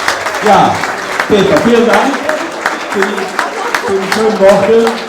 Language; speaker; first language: German; native; German